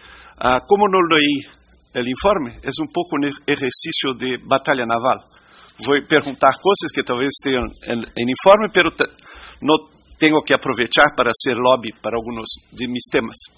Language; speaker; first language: Spanish; native; Spanish